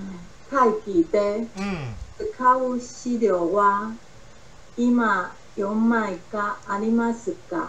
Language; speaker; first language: Japanese; non-native, learner; Chinese